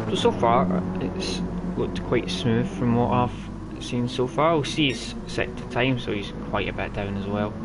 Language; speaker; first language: English; native; English